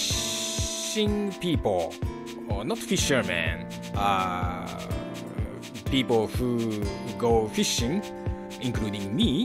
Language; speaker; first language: English; non-native, learner; Japanese